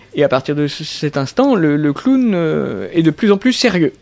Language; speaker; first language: French; native; French